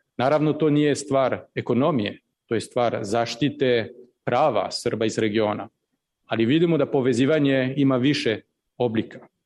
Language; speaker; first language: Serbian; native; Serbian